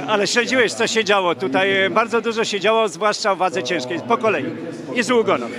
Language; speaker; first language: Polish; native; Polish